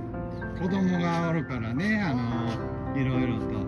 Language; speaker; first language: Japanese; native; Japanese